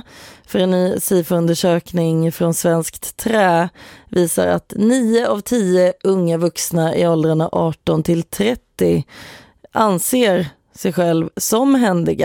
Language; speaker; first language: Swedish; native; Swedish